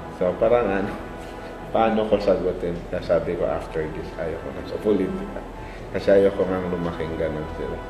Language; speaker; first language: Filipino; non-native, local second language; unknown